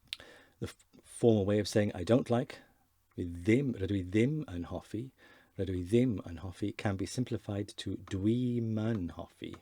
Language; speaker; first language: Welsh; non-native, learner; English